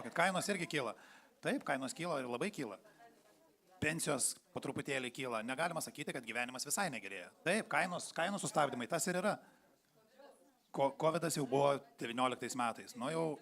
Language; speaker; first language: Lithuanian; native; Lithuanian